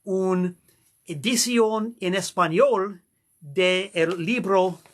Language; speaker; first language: Spanish; non-native, learner; English